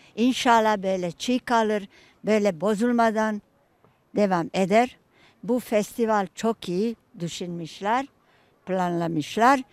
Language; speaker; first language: Turkish; non-native, fluent; Serbian